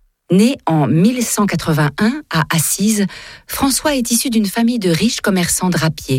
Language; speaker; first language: French; native; French